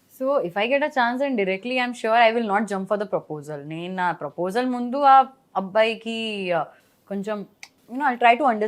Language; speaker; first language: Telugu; non-native, learner; Gujarati